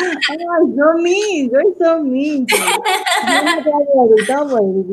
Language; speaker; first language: English; non-native, fluent; Spanish